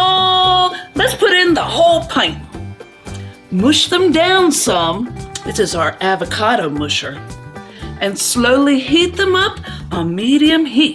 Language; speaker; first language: English; native; English